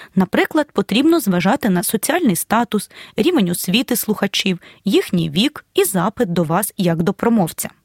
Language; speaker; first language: Ukrainian; native; Ukrainian